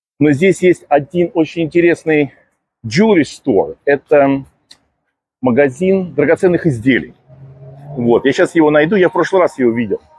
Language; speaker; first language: Russian; native; Russian